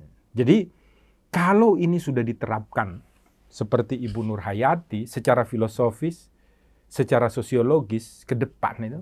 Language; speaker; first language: Indonesian; native; Indonesian